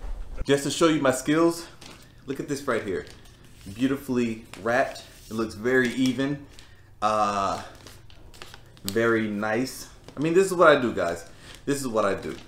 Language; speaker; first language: English; native; English